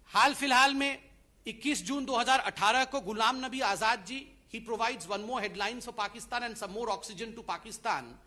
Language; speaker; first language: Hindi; non-native, local second language; Odia